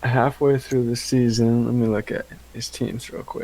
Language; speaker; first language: English; native; English